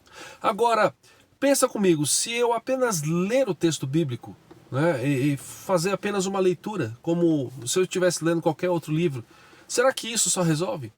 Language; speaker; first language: Portuguese; native; Portuguese